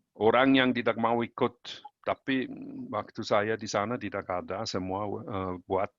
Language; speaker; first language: Indonesian; non-native, learner; German